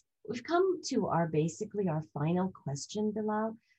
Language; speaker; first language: English; early bilingual, other home language; Hindi